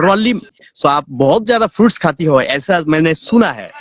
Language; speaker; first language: Hindi; non-native, learner; Bangla